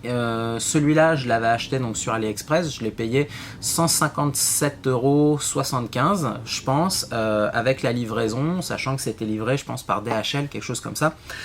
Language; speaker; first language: French; native; French